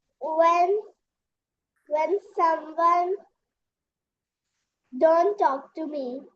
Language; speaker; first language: English; non-native, learner; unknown